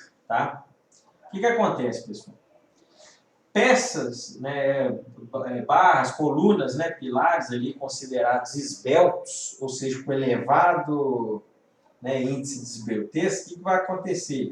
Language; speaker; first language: Portuguese; native; Portuguese